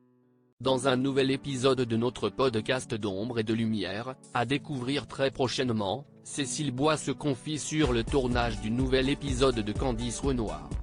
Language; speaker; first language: French; native; French